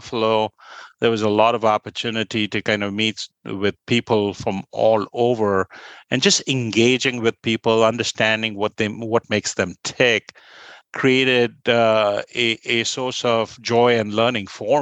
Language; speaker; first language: English; non-native, local second language; Bangla